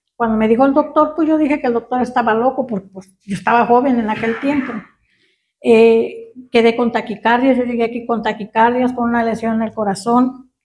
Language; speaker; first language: Spanish; native; Spanish